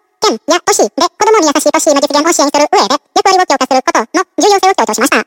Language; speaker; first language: Japanese; non-native, fluent; Indonesian